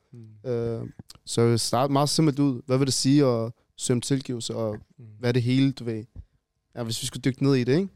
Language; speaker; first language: Danish; early bilingual, other home language; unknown